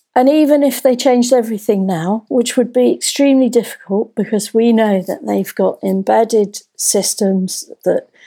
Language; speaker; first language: English; native; English